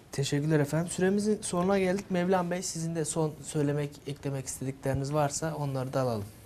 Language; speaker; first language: Turkish; native; Turkish